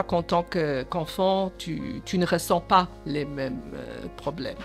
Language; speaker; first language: French; early bilingual, other home language; Portuguese